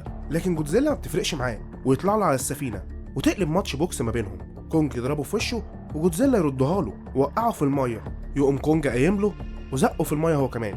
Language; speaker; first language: Arabic; native; Arabic